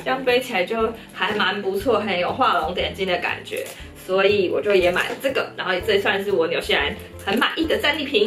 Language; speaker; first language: Chinese; native; Chinese